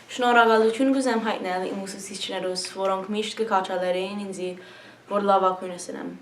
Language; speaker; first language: Armenian; early bilingual, other home language; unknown